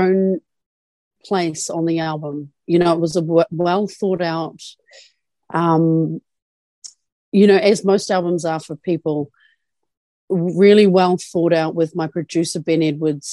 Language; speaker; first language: English; native; English